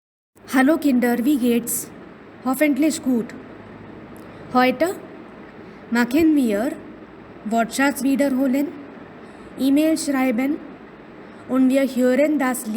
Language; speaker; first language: German; non-native, fluent; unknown